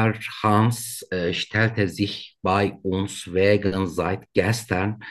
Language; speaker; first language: German; non-native, learner; Turkish